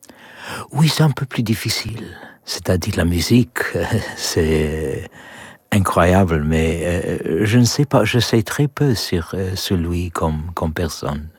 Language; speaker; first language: French; non-native, learner; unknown